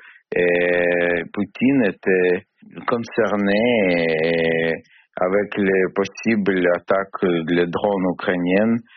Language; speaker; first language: French; non-native, learner; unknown